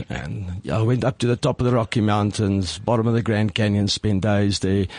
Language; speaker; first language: English; non-native, local second language; Afrikaans